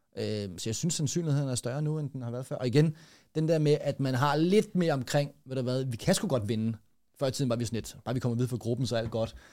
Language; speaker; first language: Danish; native; Danish